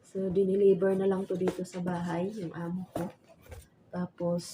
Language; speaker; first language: Filipino; non-native, local second language; Cebuano